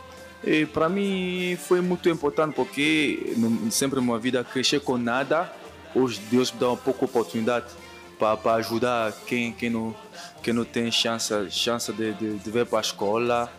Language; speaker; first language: Portuguese; non-native, learner; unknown